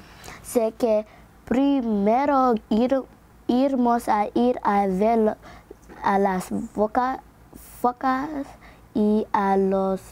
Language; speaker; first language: Spanish; non-native, learner; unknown